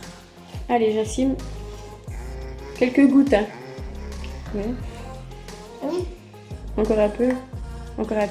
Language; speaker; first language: French; native; French